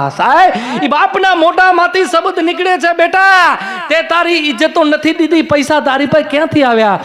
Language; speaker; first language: Gujarati; non-native, local second language; Kachhi